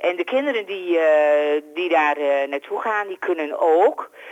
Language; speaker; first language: Dutch; native; Dutch